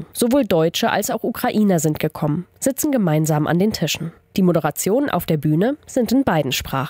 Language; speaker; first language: German; native; German